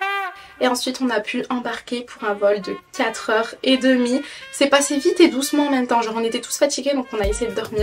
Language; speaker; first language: French; native; French